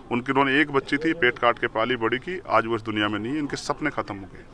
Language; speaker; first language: Hindi; native; Hindi